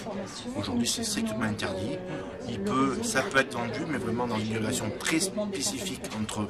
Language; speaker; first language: French; native; French